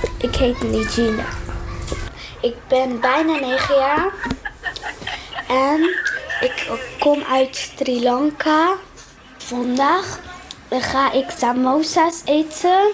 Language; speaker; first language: Dutch; early bilingual, other home language; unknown